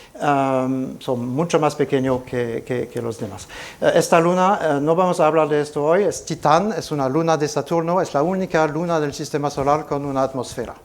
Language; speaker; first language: Spanish; non-native, fluent; French